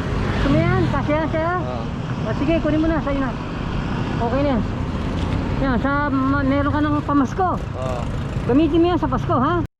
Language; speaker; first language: Filipino; native; Filipino